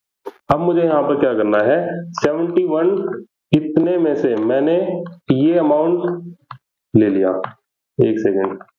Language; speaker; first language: Hindi; native; Hindi